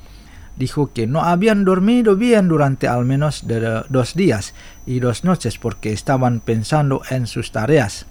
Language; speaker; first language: Spanish; non-native, fluent; Indonesian